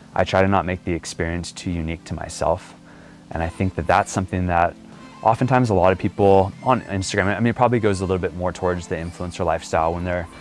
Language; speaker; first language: English; native; English